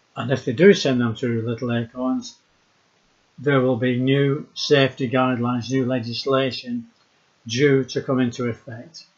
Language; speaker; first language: English; native; English